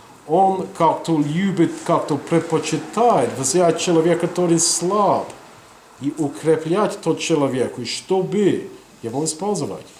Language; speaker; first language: Russian; non-native, fluent; English